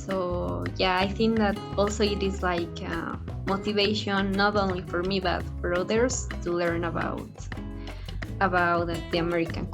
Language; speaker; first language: English; non-native, fluent; Spanish